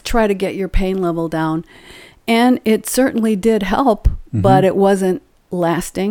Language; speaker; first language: English; native; English